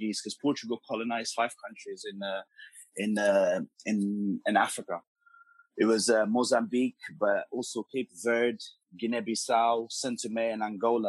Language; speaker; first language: English; early bilingual, other home language; Portuguese